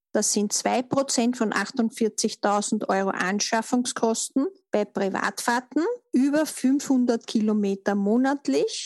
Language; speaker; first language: German; native; German